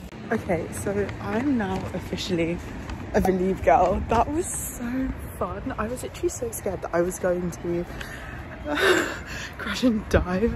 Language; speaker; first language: English; early bilingual, other home language; French